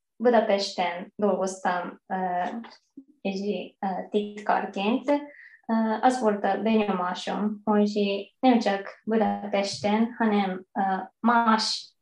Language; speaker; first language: Hungarian; non-native, fluent; Japanese